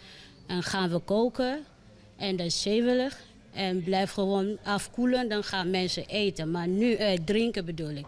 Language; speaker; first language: Dutch; non-native, learner; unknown